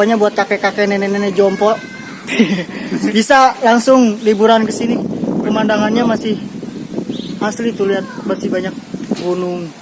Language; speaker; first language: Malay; non-native, local second language; Sundanese